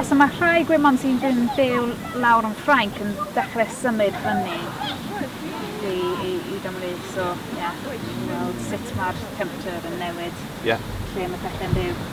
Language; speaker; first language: Welsh; non-native, local second language; English